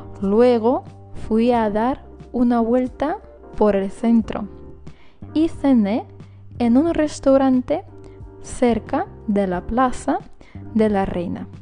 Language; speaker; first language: Spanish; non-native, fluent; Russian